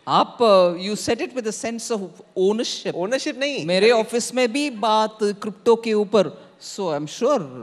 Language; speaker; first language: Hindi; non-native, local second language; Tamil